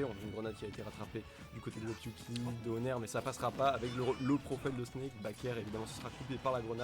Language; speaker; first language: French; native; French